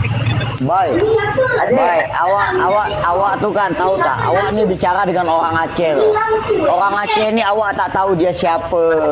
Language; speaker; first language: Malay; native; Malay